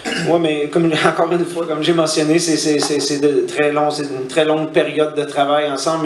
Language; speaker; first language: French; native; French